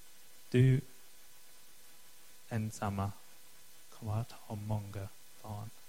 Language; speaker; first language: Swedish; non-native, fluent; English